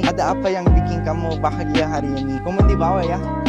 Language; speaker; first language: Indonesian; non-native, learner; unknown